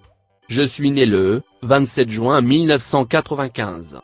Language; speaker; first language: French; non-native, learner; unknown